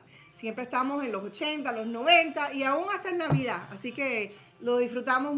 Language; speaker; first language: Spanish; early bilingual, heritage; Spanish